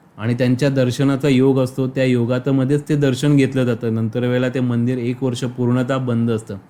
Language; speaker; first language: Marathi; native; Marathi